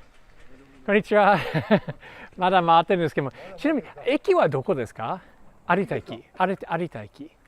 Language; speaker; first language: Japanese; non-native, learner; English